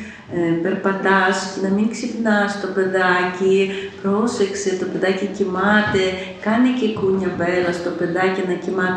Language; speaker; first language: Greek; non-native, fluent; Ukrainian